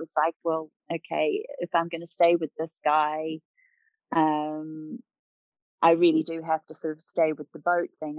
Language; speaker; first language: English; native; English